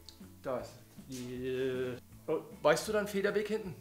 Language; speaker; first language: German; native; German